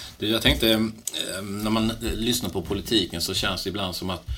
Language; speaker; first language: Swedish; native; Swedish